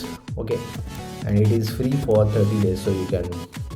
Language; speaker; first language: English; non-native, local second language; Hindi